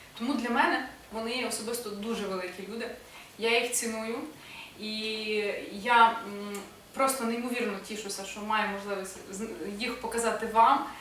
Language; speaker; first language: Ukrainian; native; Ukrainian